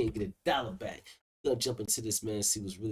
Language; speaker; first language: English; native; English